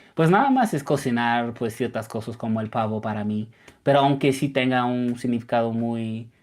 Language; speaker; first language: Spanish; non-native, fluent; English